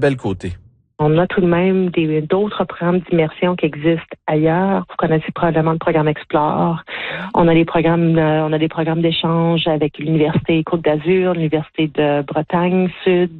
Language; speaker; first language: French; native; French